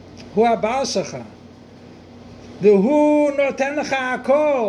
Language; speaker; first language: Hebrew; non-native, fluent; English